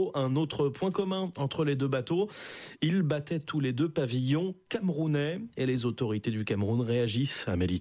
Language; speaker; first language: French; native; French